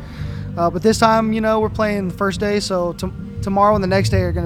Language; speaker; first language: English; native; English